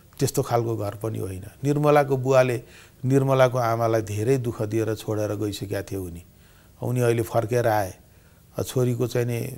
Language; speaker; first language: Nepali; native; Nepali